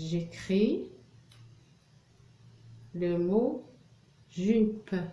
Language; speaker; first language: French; non-native, local second language; Arabic